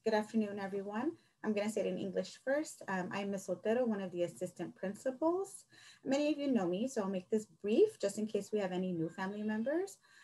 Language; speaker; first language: English; early bilingual, other home language; Spanish